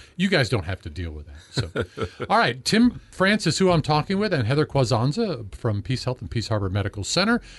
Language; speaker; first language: English; native; English